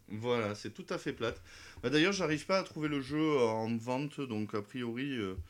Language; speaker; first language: French; native; French